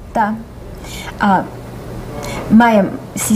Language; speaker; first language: Russian; non-native, learner; English